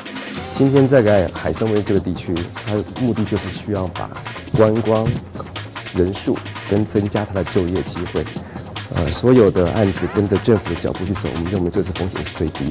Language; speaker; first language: Chinese; native; Chinese